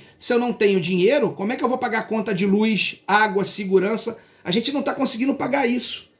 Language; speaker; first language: Portuguese; native; Portuguese